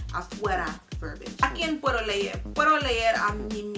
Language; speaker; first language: Spanish; non-native, learner; English